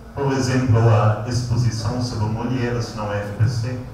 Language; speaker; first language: Portuguese; native; Portuguese